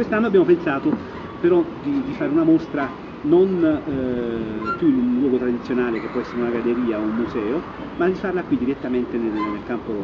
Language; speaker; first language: Italian; native; Italian